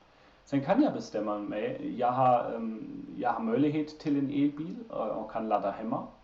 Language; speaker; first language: Swedish; non-native, fluent; German